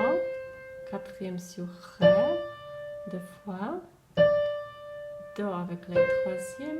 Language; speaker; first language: French; non-native, fluent; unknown